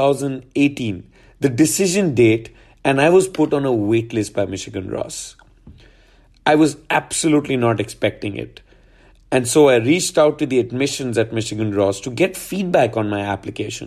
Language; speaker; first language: English; non-native, local second language; Hindi